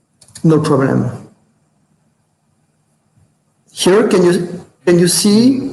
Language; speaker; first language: English; non-native, fluent; French